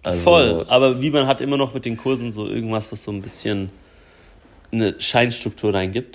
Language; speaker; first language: German; native; German